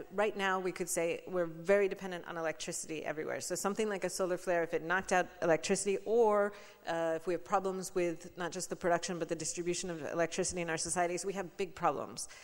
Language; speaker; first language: English; native; English